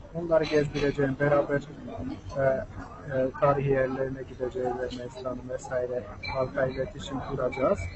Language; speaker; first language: Turkish; non-native, fluent; Armenian